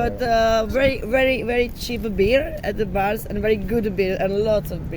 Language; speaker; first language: English; non-native, fluent; Czech